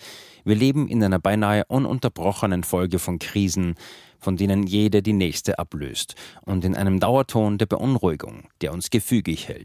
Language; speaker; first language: German; native; German